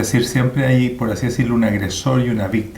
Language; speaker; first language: Spanish; native; Spanish